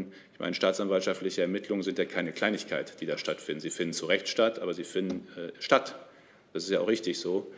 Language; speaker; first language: German; native; German